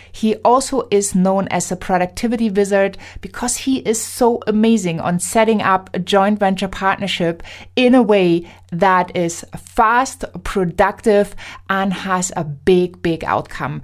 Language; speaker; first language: English; non-native, fluent; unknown